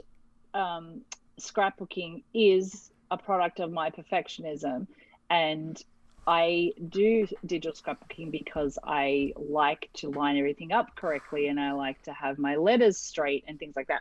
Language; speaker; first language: English; native; English